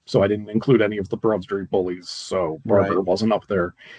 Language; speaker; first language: English; native; English